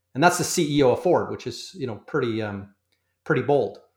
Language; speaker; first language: English; native; English